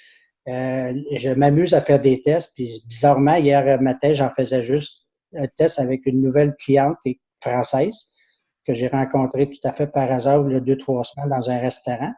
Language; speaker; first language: French; native; French